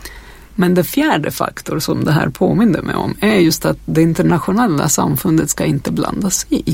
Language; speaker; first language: Swedish; non-native, fluent; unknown